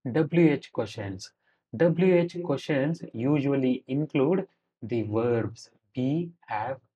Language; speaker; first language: English; non-native, local second language; Kannada